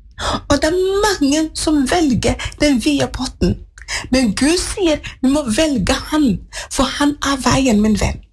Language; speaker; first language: Norwegian; non-native, fluent; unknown